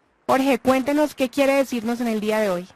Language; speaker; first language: Spanish; native; Spanish